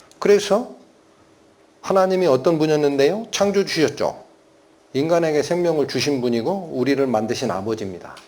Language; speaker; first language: Korean; native; Korean